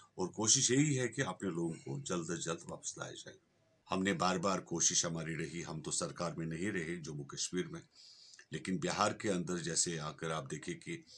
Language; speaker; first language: Hindi; non-native, local second language; Kashmiri